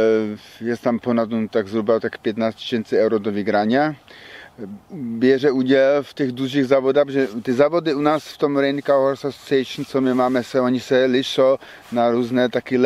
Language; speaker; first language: Polish; non-native, learner; Czech